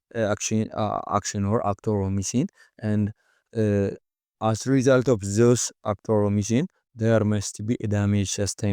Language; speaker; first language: English; non-native, local second language; Amharic